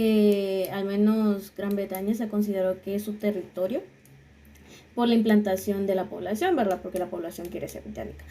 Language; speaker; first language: Spanish; native; Spanish